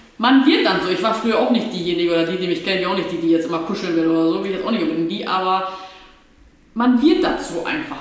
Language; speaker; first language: German; early bilingual, other home language; Portuguese